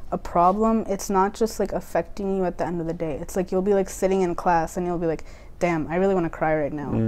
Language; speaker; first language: English; native; English